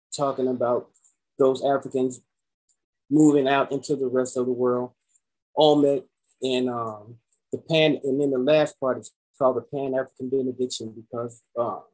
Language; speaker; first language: English; native; English